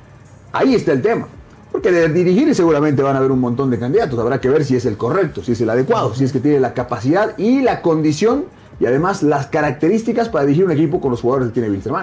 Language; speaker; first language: Spanish; native; Spanish